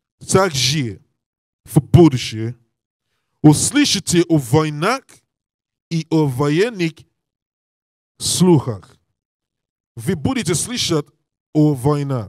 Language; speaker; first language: Russian; non-native, learner; English